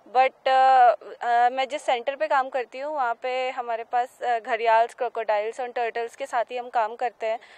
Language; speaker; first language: Hindi; native; Hindi